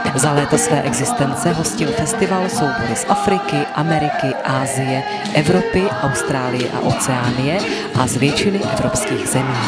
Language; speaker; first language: Czech; native; Czech